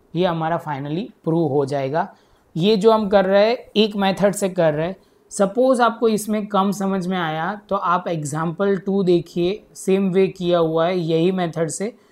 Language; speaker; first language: Hindi; non-native, local second language; Gujarati